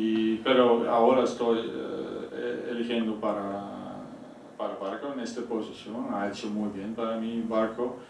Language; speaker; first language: Spanish; non-native, fluent; Dutch